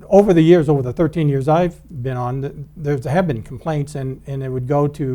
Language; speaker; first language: English; native; English